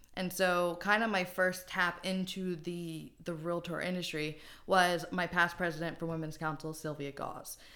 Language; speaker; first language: English; native; English